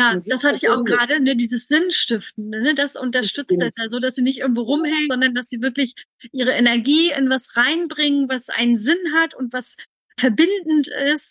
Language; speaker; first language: German; native; German